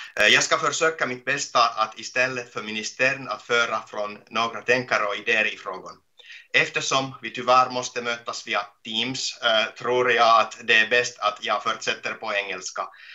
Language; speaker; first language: Swedish; non-native, local second language; Finnish